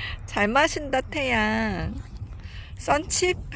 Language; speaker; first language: Korean; native; Korean